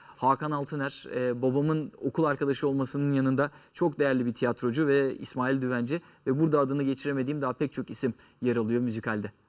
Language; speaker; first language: Turkish; native; Turkish